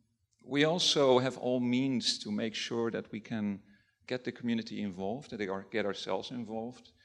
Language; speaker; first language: English; non-native, fluent; Dutch